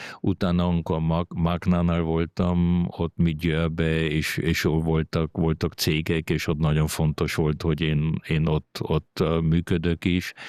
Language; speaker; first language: Hungarian; early bilingual, heritage; Hungarian